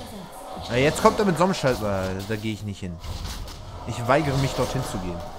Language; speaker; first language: German; native; German